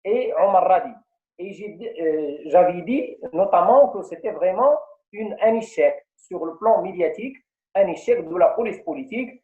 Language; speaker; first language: French; non-native, local second language; Arabic